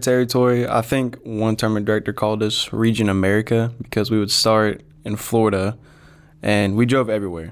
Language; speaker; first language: English; native; English